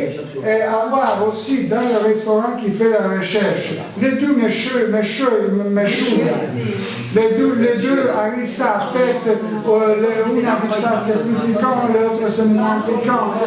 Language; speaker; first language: French; non-native, learner; Italian